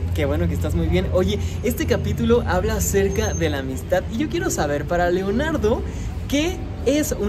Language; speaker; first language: Spanish; native; Spanish